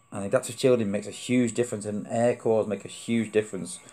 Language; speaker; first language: English; native; English